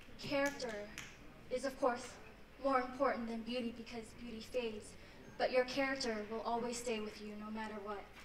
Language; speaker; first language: English; early bilingual, other home language; Vietnamese